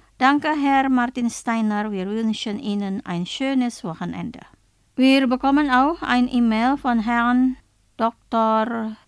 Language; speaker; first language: German; non-native, fluent; Indonesian